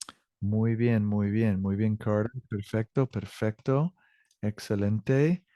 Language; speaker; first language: Spanish; non-native, learner; English